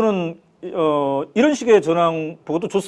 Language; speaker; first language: Korean; native; Korean